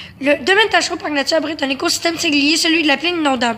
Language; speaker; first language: French; native; French